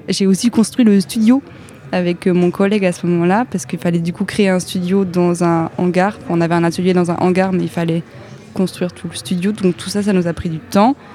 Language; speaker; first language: French; native; French